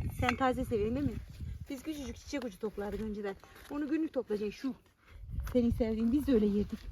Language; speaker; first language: Turkish; native; Turkish